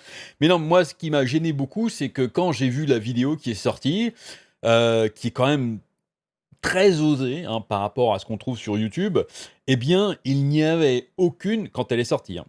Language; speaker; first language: French; native; French